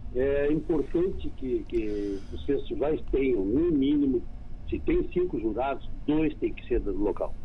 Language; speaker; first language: Portuguese; native; Portuguese